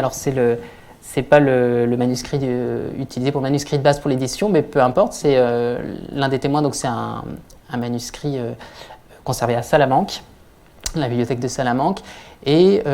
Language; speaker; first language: French; native; French